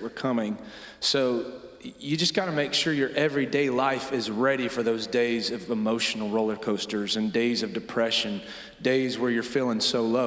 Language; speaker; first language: English; native; English